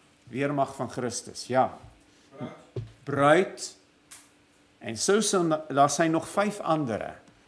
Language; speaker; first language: Dutch; non-native, fluent; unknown